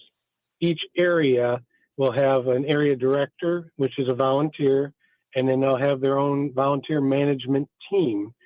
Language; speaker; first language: English; native; English